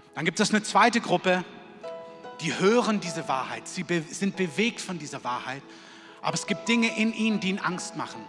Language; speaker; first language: German; native; German